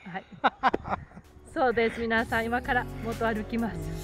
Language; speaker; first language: Japanese; non-native, learner; Spanish